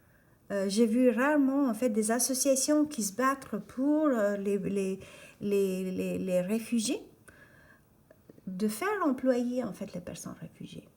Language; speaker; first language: French; non-native, fluent; Albanian